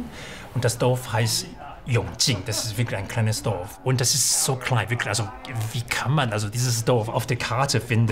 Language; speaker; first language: German; non-native, fluent; Chinese